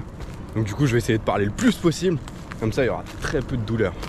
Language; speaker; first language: French; native; French